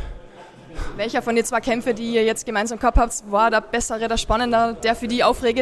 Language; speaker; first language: German; native; German